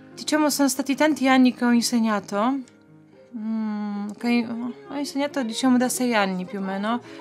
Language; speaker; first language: Italian; non-native, fluent; Polish